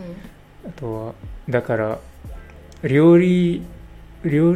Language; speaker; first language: Japanese; non-native, learner; English